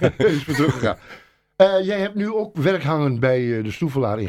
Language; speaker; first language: Dutch; native; Dutch